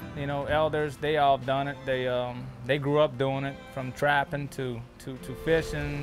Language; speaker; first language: English; native; English